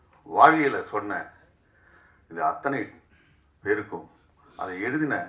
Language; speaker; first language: Tamil; native; Tamil